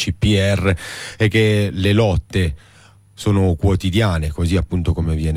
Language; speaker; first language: Italian; native; Italian